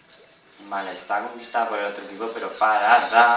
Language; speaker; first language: Spanish; native; Spanish